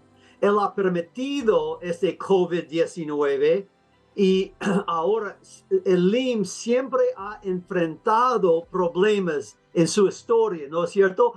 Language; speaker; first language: Spanish; non-native, fluent; English